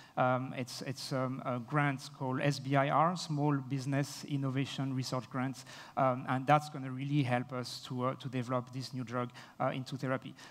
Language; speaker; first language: English; non-native, fluent; French